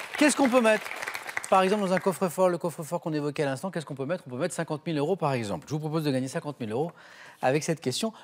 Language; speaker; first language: French; native; French